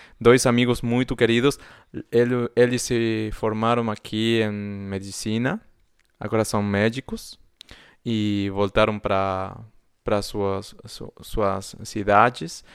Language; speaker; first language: Portuguese; non-native, fluent; Spanish